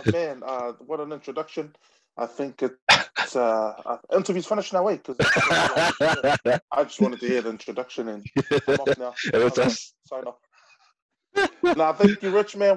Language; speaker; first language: English; native; English